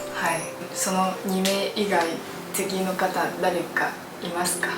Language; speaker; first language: Japanese; non-native, fluent; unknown